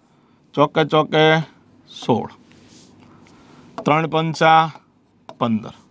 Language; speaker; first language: Gujarati; native; Gujarati